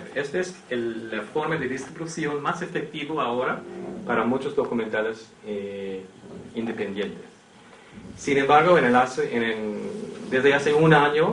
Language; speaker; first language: Spanish; non-native, fluent; English